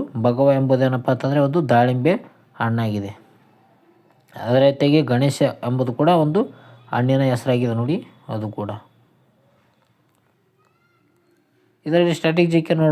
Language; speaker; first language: Kannada; native; Kannada